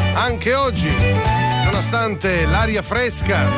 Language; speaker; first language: Italian; native; Italian